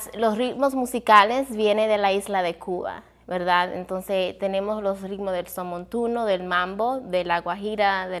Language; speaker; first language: Spanish; early bilingual, heritage; Spanish